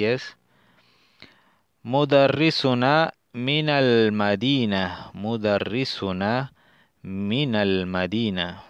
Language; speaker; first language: Arabic; non-native, learner; Spanish